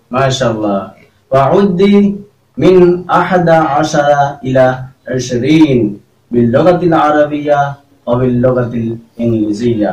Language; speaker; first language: Arabic; non-native, fluent; Bangla